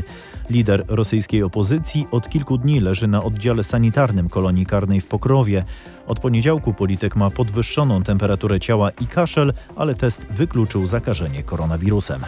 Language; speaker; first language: Polish; native; Polish